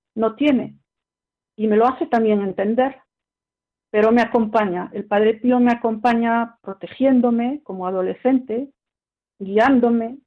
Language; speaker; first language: Spanish; early bilingual, heritage; French